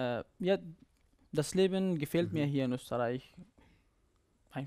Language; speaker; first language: German; non-native, learner; Persian